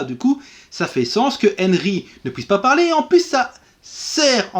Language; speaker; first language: French; native; French